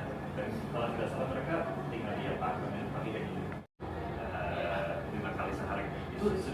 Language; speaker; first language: Indonesian; non-native, fluent; English